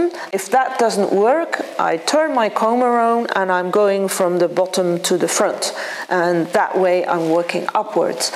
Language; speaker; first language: English; non-native, fluent; Dutch